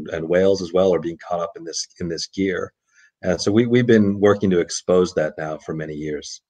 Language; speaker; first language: English; native; English